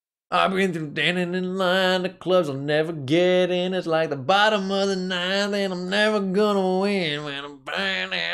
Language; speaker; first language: English; native; English